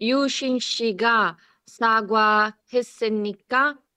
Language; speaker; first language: Korean; non-native, learner; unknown